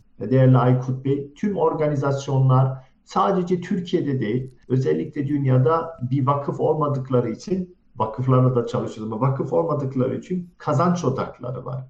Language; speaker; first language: Turkish; early bilingual, heritage; Turkish